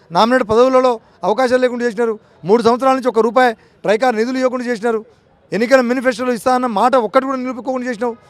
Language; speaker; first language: Telugu; non-native, local second language; Lambadi